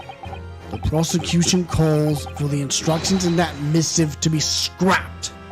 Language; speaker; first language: English; native; English